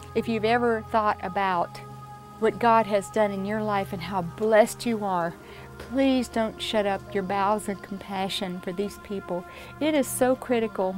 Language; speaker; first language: English; native; English